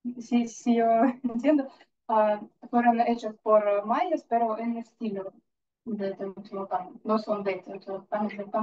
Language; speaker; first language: Spanish; non-native, learner; Russian